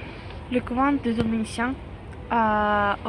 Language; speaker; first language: French; non-native, learner; Estonian